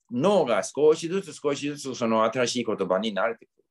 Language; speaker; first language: Japanese; non-native, fluent; English